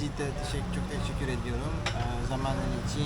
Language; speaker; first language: Turkish; early bilingual, heritage; Turkish